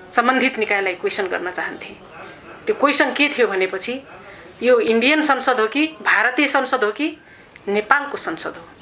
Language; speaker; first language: Nepali; non-native, local second language; Rana Tharu